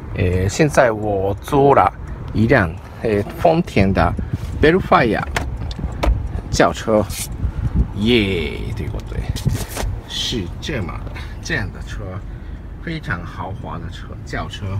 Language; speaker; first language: Chinese; non-native, fluent; Japanese